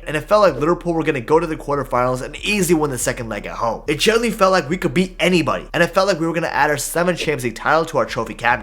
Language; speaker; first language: English; native; English